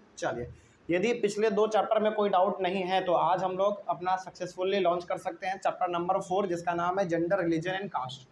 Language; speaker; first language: Hindi; native; Hindi